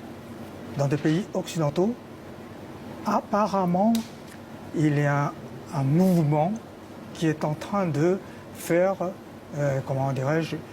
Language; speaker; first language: French; non-native, fluent; Chinese